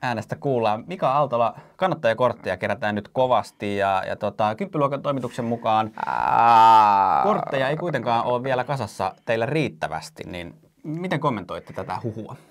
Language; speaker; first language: Finnish; native; Finnish